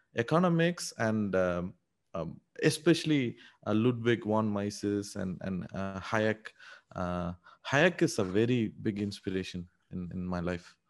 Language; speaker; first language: English; non-native, local second language; Tamil